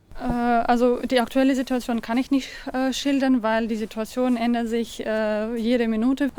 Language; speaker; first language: German; non-native, fluent; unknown